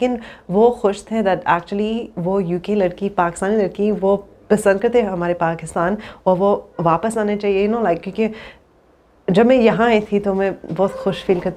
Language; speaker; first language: Hindi; early bilingual, heritage; English